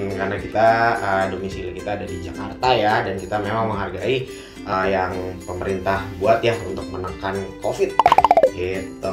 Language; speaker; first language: Indonesian; native; Indonesian